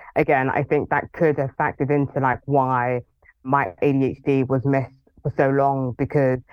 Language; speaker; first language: English; early bilingual, other home language; Yoruba